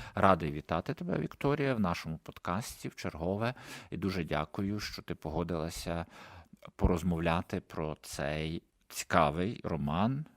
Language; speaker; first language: Ukrainian; native; Ukrainian